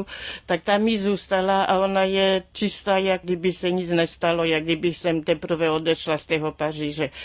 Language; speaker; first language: Czech; early bilingual, heritage; Czech